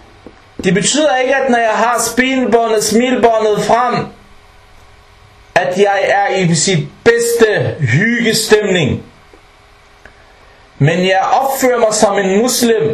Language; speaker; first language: Danish; non-native, fluent; Arabic